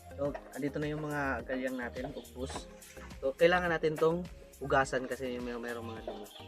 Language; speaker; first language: Filipino; non-native, local second language; Bikol